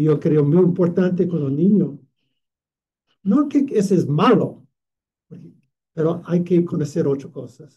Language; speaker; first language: Spanish; non-native, fluent; English